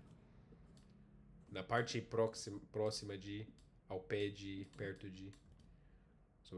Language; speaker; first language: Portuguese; non-native, fluent; English